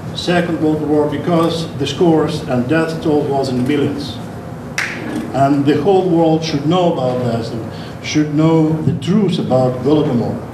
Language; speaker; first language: English; non-native, fluent; Ukrainian